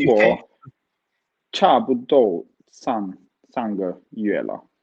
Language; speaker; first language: Chinese; non-native, learner; Swedish